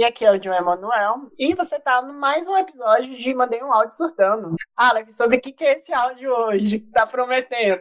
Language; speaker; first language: Portuguese; native; Portuguese